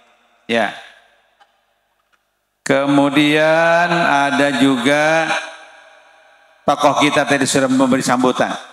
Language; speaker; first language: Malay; non-native, local second language; Sundanese